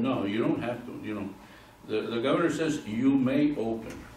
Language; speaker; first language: English; early bilingual, other home language; Spanish